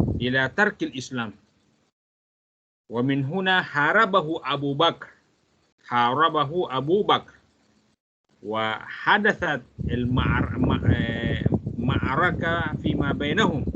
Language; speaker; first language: Arabic; non-native, fluent; Malay